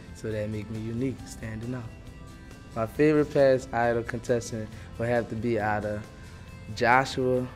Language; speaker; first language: English; native; English